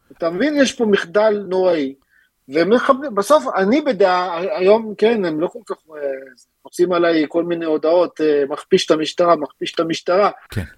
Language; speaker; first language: Hebrew; early bilingual, other home language; Russian